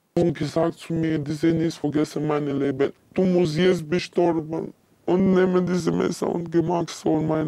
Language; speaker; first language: German; non-native, learner; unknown